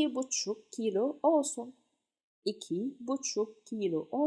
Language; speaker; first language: Turkish; non-native, fluent; Arabic